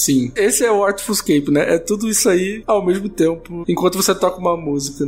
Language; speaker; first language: Portuguese; native; Portuguese